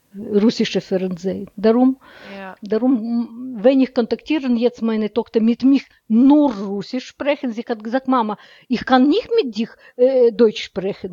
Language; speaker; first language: German; non-native, learner; Russian